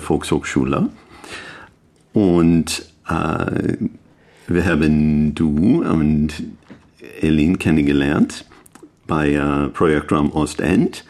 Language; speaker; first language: German; non-native, learner; English